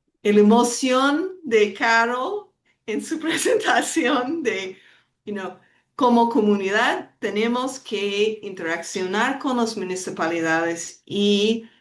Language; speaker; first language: Spanish; non-native, fluent; English